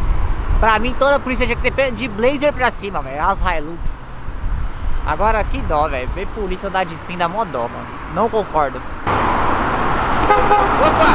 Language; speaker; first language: Portuguese; native; Portuguese